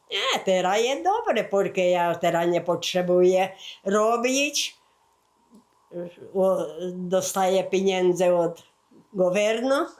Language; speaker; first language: Polish; early bilingual, heritage; Polish